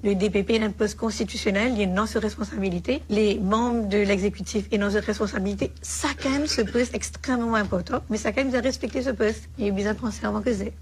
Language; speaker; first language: French; non-native, local second language; Morisyen